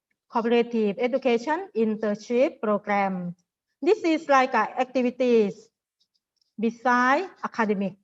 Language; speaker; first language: English; non-native, learner; Thai